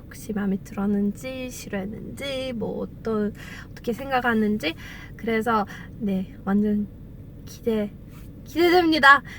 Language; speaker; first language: Korean; non-native, fluent; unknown